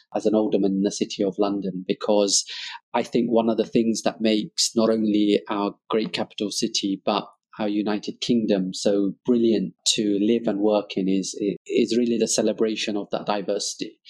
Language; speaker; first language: English; early bilingual, other home language; Bangla